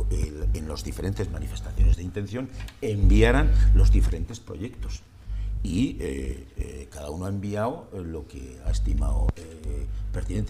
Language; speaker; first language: Spanish; native; Spanish